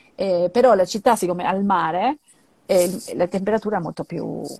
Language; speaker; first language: Italian; non-native, fluent; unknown